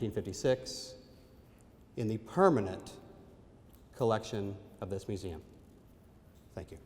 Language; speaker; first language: English; native; English